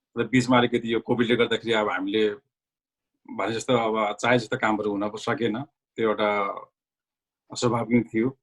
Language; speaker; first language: Nepali; native; Nepali